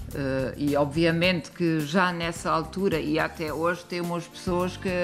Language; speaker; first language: Portuguese; non-native, fluent; German